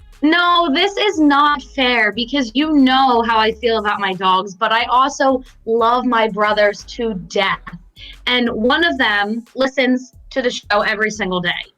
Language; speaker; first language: English; native; English